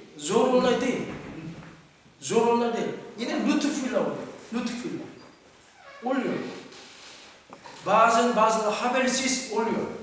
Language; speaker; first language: Turkish; non-native, fluent; Korean